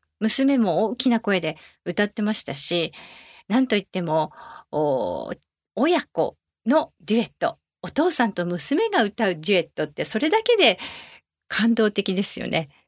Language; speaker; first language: Japanese; native; Japanese